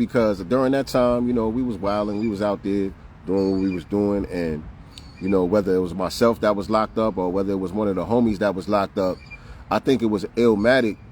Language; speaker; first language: English; native; English